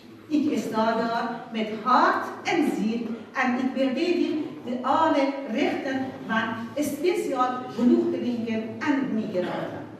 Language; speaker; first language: Dutch; non-native, fluent; Persian